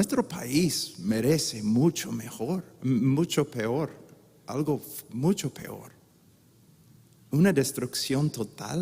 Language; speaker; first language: Spanish; non-native, fluent; English